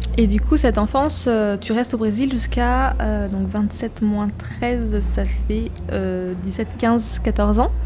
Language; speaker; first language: French; native; French